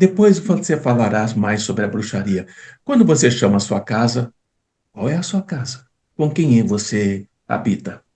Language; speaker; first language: Portuguese; native; Portuguese